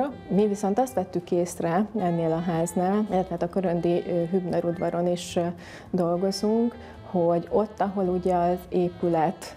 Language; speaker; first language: Hungarian; native; Hungarian